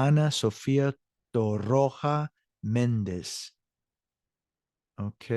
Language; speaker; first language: Spanish; non-native, learner; English